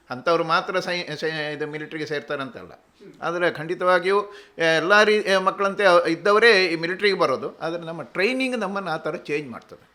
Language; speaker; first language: Kannada; native; Kannada